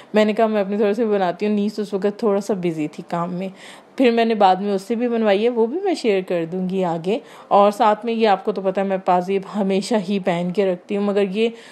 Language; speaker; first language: Urdu; native; Urdu